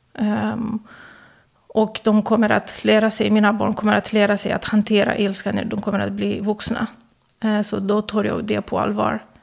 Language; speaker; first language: Swedish; non-native, fluent; Romanian